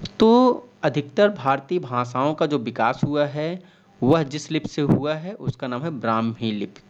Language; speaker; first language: Hindi; native; Hindi